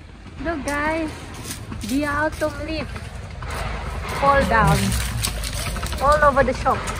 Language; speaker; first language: English; non-native, local second language; Malay